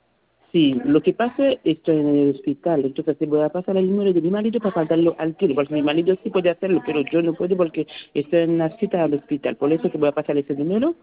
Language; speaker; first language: Spanish; non-native, learner; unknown